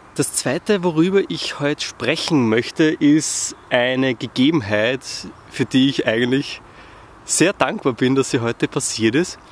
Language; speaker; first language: German; native; German